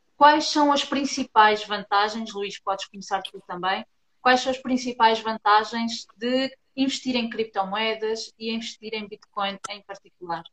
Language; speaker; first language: Portuguese; native; Portuguese